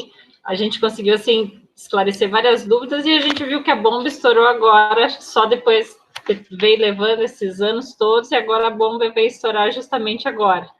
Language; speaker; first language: Portuguese; native; Portuguese